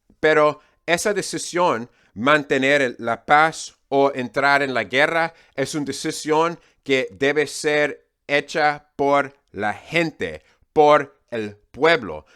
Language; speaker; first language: Spanish; non-native, fluent; English